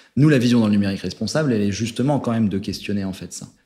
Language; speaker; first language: French; native; French